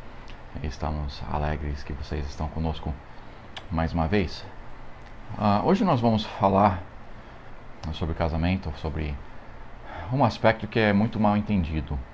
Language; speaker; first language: Portuguese; non-native, fluent; English